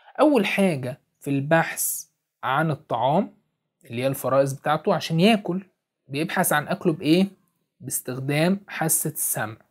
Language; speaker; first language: Arabic; native; Arabic